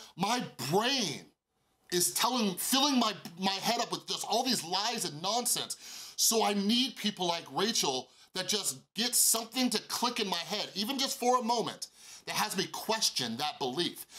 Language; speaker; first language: English; native; English